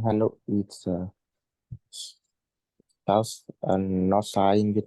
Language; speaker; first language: English; non-native, learner; Vietnamese